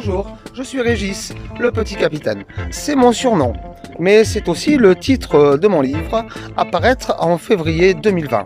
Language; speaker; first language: French; native; French